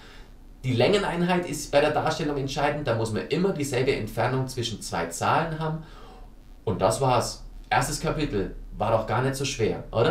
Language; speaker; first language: German; native; German